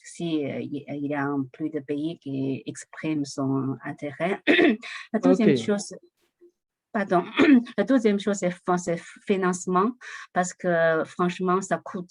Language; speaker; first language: French; non-native, learner; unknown